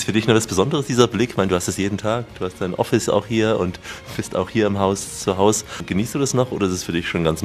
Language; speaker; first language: German; native; German